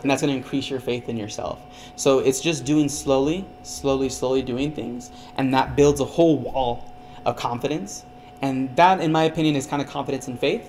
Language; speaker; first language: English; early bilingual, other home language; Spanish